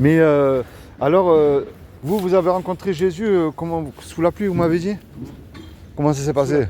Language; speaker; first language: French; native; French